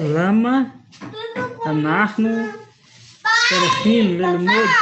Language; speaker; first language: Hebrew; non-native, learner; Portuguese